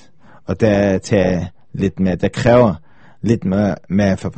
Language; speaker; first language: Danish; non-native, fluent; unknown